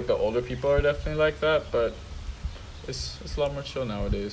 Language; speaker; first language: English; non-native, local second language; Tamil